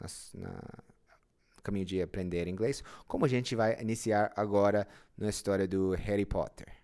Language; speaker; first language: Portuguese; non-native, fluent; English